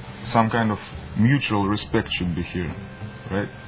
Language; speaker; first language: English; non-native, learner; Russian